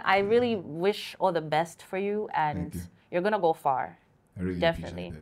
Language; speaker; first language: English; non-native, local second language; Bemba